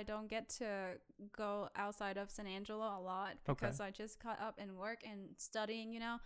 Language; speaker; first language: English; non-native, fluent; Vietnamese